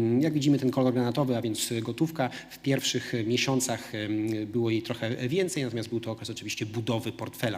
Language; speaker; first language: Polish; native; Polish